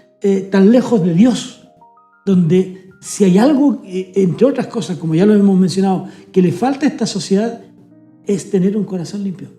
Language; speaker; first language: Spanish; native; Spanish